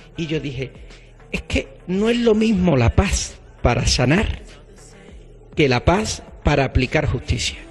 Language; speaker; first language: Spanish; native; Spanish